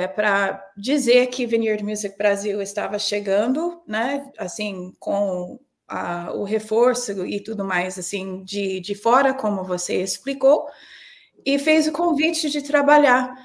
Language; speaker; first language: Portuguese; non-native, fluent; English